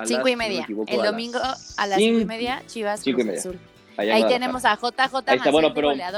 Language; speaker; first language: Spanish; native; Spanish